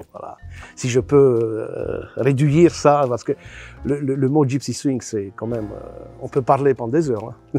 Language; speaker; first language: French; non-native, fluent; Romanian